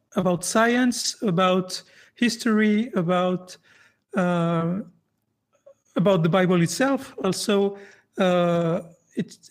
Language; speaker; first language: English; non-native, fluent; French